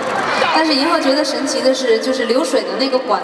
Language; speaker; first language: Chinese; native; Chinese